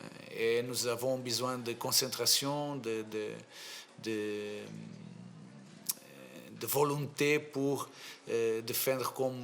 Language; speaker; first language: French; non-native, fluent; Portuguese